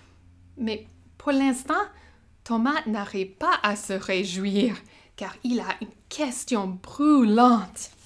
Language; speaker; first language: French; native; French